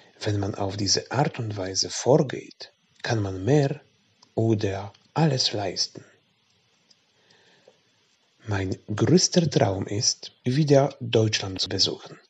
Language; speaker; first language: German; non-native, fluent; Polish